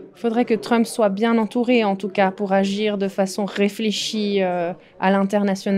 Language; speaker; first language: French; native; French